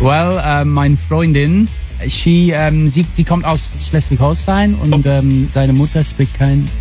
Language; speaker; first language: German; non-native, learner; English